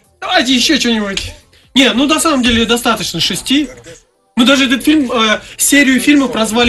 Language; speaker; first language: Russian; native; Russian